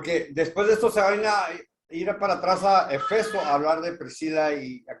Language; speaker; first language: Spanish; native; Spanish